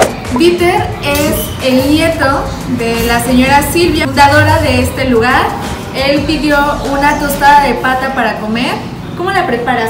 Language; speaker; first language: Spanish; native; Spanish